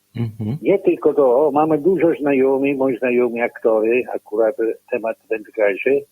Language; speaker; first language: Polish; non-native, learner; Italian